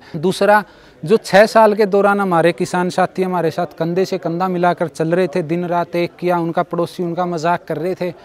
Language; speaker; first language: Hindi; native; Hindi